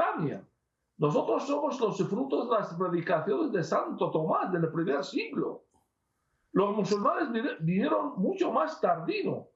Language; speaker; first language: Spanish; non-native, fluent; Arabic